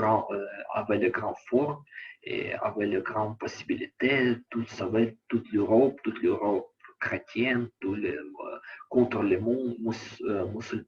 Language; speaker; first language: French; non-native, learner; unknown